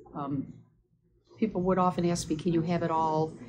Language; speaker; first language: English; native; English